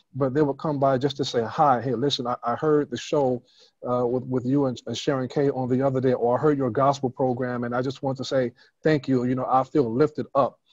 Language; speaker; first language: English; native; English